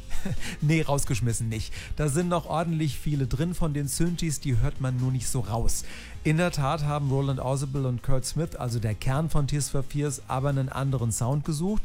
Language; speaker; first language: German; native; German